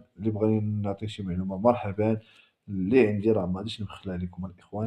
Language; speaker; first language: Arabic; native; Arabic